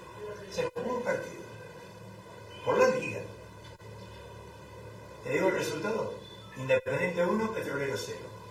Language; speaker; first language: Spanish; native; Spanish